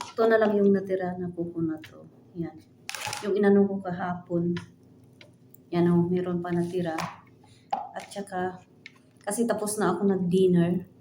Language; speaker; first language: Filipino; native; Filipino